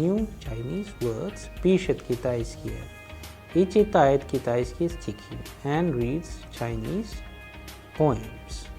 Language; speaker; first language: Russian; non-native, fluent; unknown